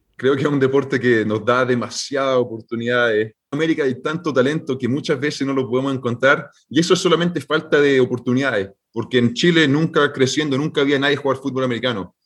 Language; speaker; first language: Spanish; native; Spanish